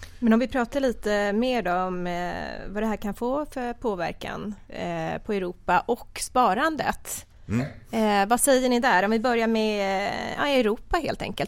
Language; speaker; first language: Swedish; native; Swedish